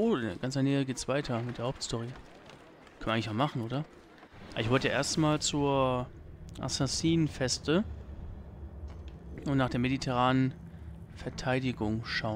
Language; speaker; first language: German; native; German